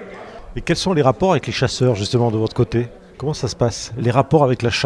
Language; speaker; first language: French; native; French